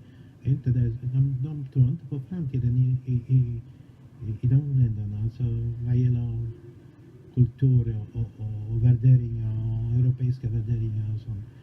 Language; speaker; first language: Swedish; non-native, fluent; Polish